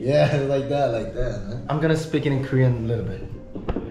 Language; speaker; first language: English; non-native, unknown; Korean